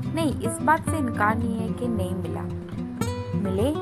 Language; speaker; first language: Hindi; non-native, local second language; Bangla